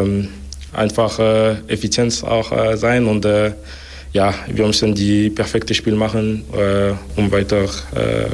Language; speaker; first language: German; non-native, local second language; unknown